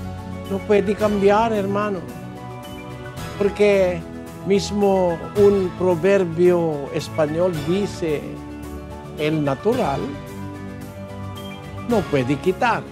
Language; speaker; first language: Spanish; non-native, learner; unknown